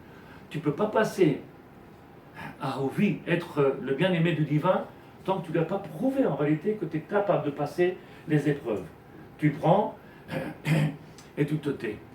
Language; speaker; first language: French; native; French